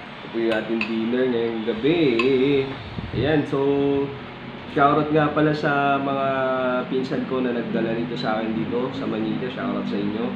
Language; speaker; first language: Filipino; non-native, local second language; Iloko